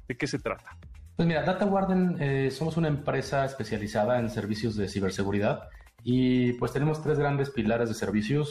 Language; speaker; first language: Spanish; native; Spanish